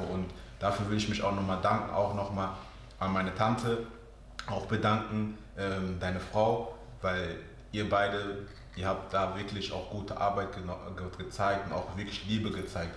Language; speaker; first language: German; early bilingual, other home language; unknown